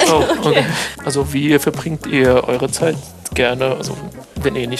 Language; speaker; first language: German; non-native, fluent; Arabic